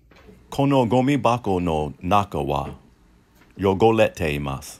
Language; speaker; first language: Japanese; non-native, learner; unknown